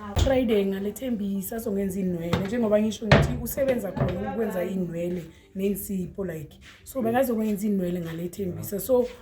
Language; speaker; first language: Zulu; non-native, local second language; Tswana